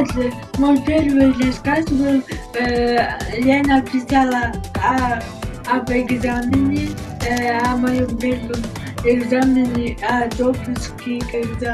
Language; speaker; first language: Russian; non-native, local second language; Kyrgyz